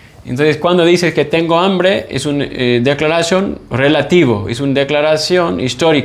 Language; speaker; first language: Spanish; non-native, fluent; English